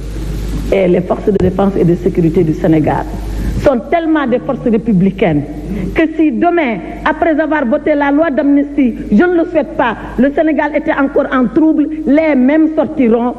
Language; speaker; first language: French; non-native, local second language; Fula